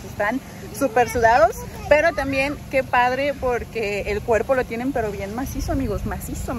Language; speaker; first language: Spanish; native; Spanish